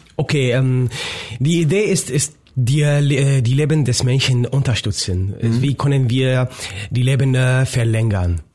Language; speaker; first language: German; non-native, learner; Arabic